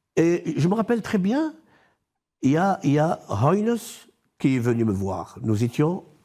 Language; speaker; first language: French; non-native, local second language; Arabic